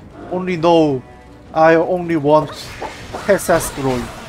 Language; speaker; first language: English; non-native, learner; Korean